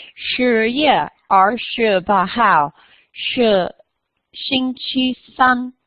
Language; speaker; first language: Chinese; non-native, learner; English